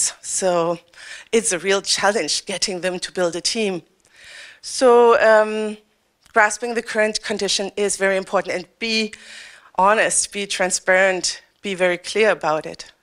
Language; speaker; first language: English; non-native, fluent; German